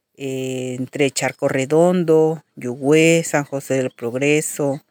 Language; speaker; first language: Spanish; native; Spanish